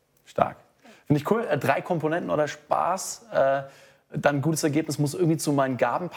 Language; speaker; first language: German; native; German